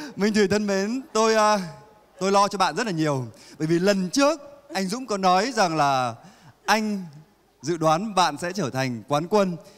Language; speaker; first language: Vietnamese; native; Vietnamese